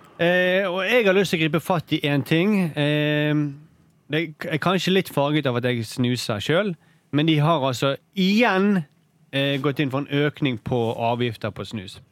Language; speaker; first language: Norwegian; native; Norwegian